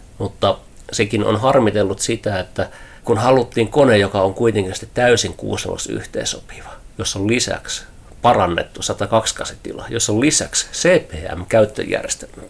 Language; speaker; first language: Finnish; native; Finnish